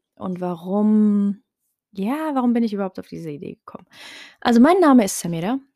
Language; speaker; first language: German; early bilingual, other home language; Riffian